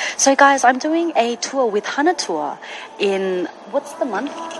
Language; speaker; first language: English; early bilingual, other home language; Korean